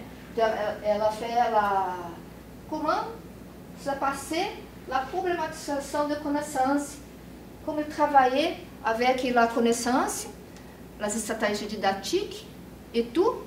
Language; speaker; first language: French; non-native, learner; Portuguese